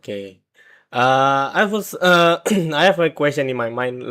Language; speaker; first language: English; non-native, learner; Indonesian